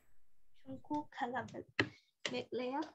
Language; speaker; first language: Turkish; non-native, learner; Indonesian